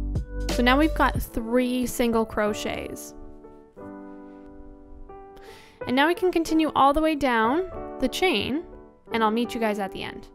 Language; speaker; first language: English; native; English